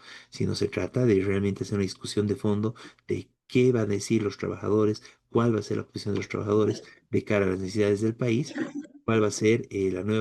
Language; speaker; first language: Spanish; native; Spanish